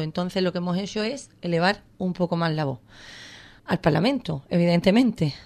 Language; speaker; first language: Spanish; native; Spanish